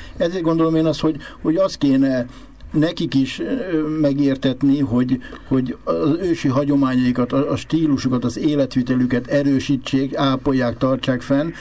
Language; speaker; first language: Hungarian; native; Hungarian